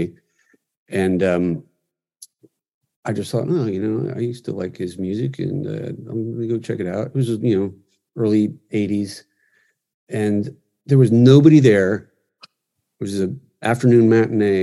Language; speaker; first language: English; native; English